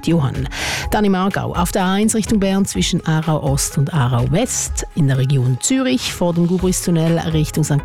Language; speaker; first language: German; native; German